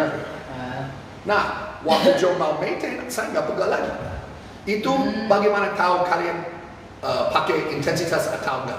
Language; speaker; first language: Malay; non-native, fluent; English